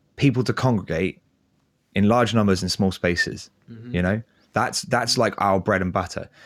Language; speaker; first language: English; native; English